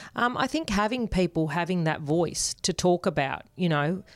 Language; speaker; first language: English; non-native, local second language; Spanish